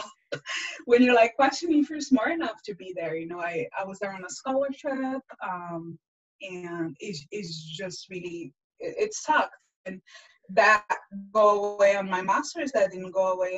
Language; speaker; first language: English; non-native, fluent; Portuguese